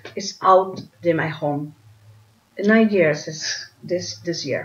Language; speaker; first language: English; non-native, learner; Spanish